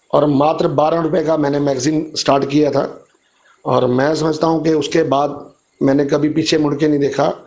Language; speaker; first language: Hindi; native; Hindi